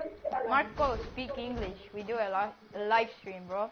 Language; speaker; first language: English; non-native, learner; Greek